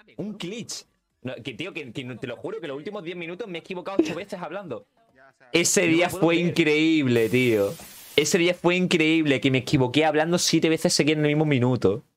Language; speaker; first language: Spanish; native; Spanish